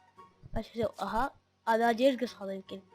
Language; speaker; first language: Arabic; native; Arabic